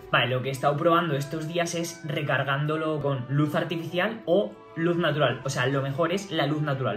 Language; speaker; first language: Spanish; native; Spanish